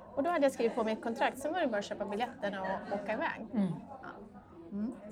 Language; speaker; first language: Swedish; native; Swedish